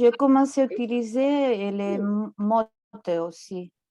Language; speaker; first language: French; non-native, fluent; Catalan